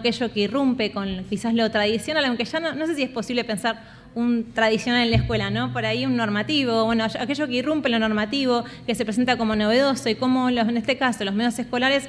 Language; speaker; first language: Spanish; native; Spanish